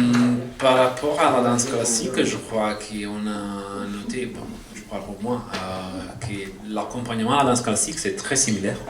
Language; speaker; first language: French; non-native, fluent; Italian